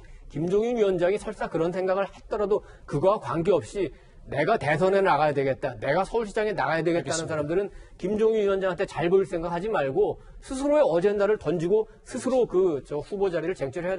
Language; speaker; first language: Korean; native; Korean